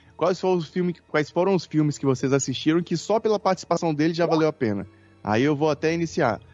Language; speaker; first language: Portuguese; native; Portuguese